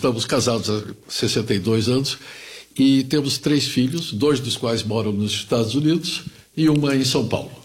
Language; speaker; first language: Portuguese; early bilingual, other home language; German